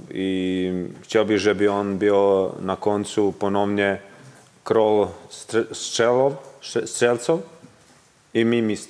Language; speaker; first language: Polish; non-native, learner; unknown